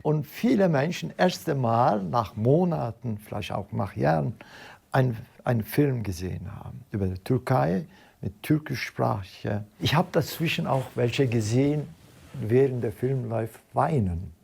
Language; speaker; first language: German; non-native, fluent; Turkish